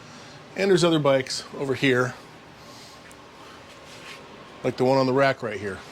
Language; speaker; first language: English; native; English